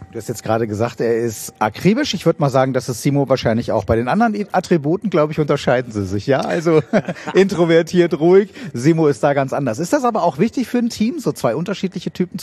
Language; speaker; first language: German; native; German